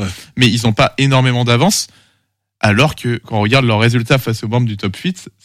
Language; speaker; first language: French; native; French